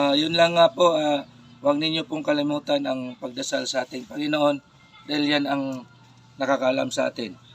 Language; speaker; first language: Filipino; non-native, local second language; Cebuano